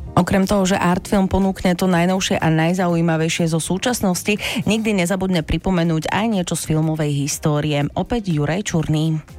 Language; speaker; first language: Slovak; native; Slovak